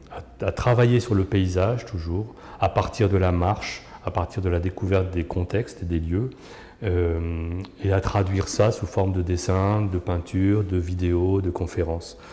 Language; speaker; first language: French; native; French